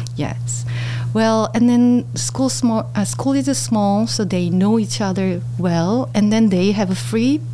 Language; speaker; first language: English; non-native, fluent; Korean